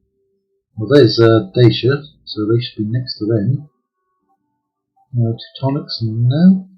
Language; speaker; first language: English; native; English